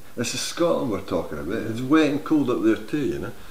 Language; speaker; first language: English; native; English